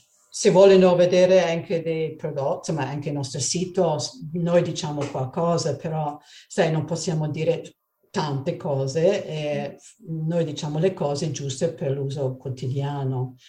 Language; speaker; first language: Italian; non-native, fluent; English